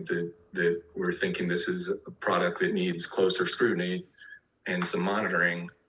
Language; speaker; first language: English; native; English